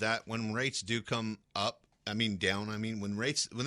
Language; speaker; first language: English; native; English